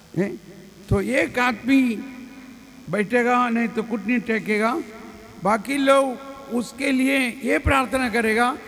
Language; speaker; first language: Hindi; non-native, local second language; Malayalam